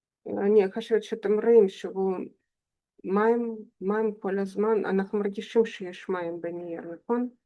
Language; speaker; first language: Hebrew; non-native, fluent; Russian